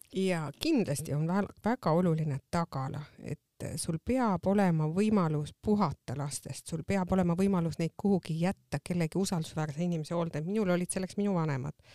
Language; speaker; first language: Estonian; native; Estonian